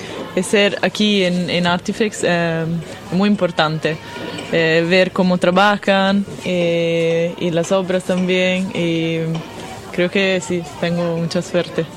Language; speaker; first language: Spanish; non-native, learner; Italian